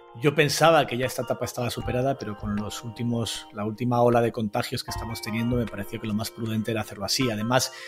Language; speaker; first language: Spanish; native; Spanish